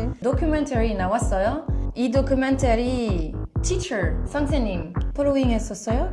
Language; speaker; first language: Korean; non-native, learner; French